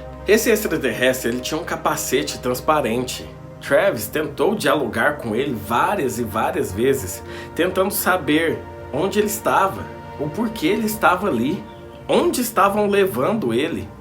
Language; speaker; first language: Portuguese; native; Portuguese